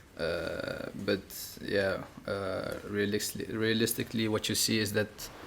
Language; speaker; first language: English; non-native, fluent; Dutch